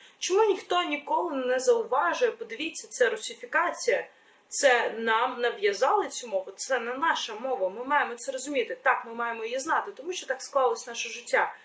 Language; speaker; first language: Ukrainian; non-native, local second language; Russian